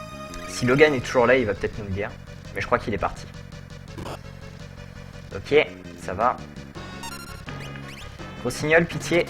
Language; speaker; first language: French; native; French